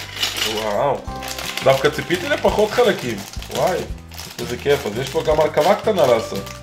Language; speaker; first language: Hebrew; native; Hebrew